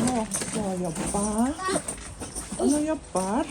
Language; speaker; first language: Swedish; non-native, learner; Mongolian